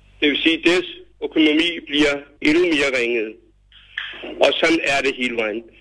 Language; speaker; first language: Danish; non-native, fluent; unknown